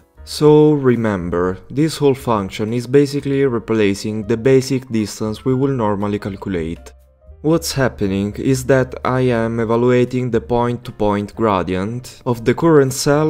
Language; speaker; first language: English; non-native, fluent; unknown